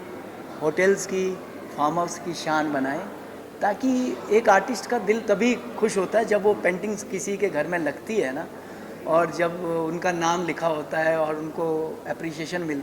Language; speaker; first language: Hindi; native; Hindi